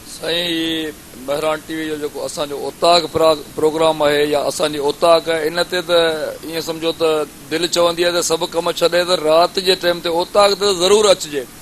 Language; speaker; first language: Sindhi; native; Sindhi